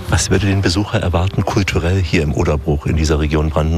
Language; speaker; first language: German; native; German